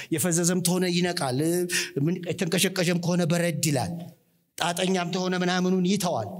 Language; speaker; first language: Amharic; native; Amharic